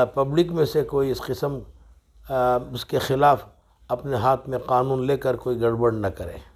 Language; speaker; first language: Hindi; non-native, local second language; Urdu